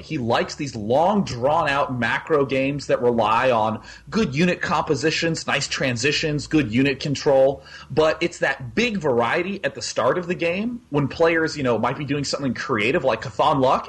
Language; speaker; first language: English; native; English